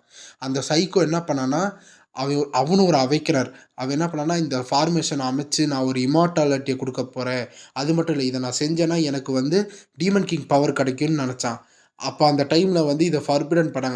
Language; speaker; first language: Tamil; native; Tamil